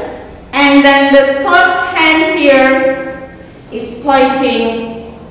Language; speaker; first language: English; non-native, learner; Indonesian